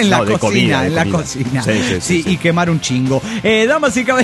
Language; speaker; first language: Spanish; native; Spanish